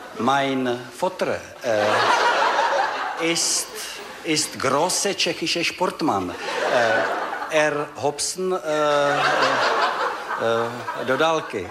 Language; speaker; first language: German; non-native, learner; Czech